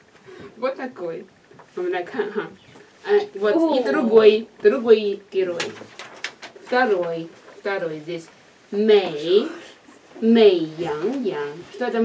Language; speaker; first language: Russian; non-native, learner; Chinese